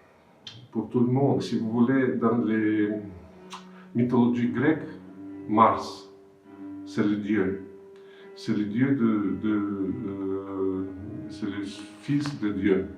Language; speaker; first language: French; non-native, fluent; Russian